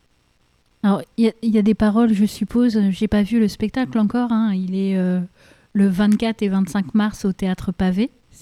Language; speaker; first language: French; native; French